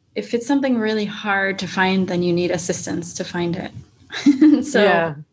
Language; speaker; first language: English; native; English